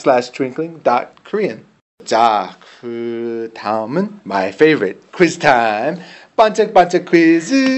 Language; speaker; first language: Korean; non-native, learner; English